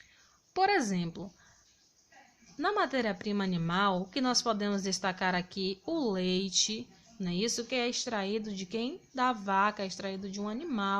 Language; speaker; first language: Portuguese; native; Portuguese